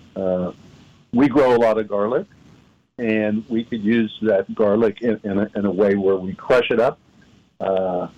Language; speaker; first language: English; native; English